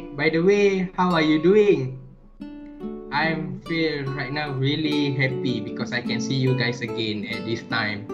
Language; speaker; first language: English; non-native, learner; Malay